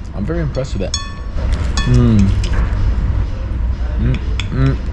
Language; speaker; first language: English; native; English